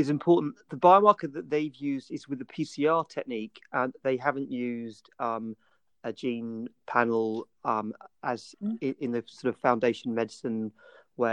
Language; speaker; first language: English; native; English